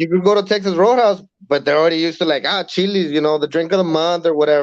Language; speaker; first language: English; early bilingual, other home language; Spanish